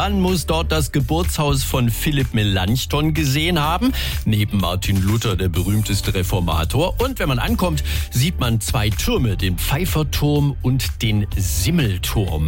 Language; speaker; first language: German; native; German